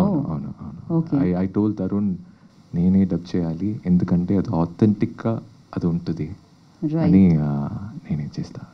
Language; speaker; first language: Telugu; non-native, local second language; Tamil